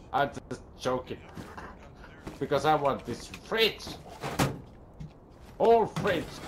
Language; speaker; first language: English; non-native, learner; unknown